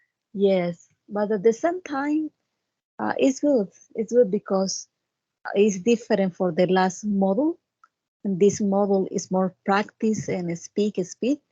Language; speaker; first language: English; non-native, learner; Spanish